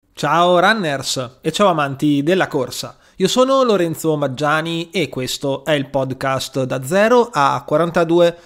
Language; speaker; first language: Italian; native; Italian